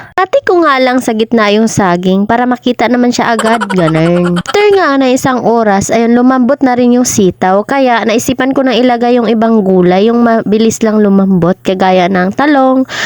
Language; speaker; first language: Filipino; non-native, local second language; Cebuano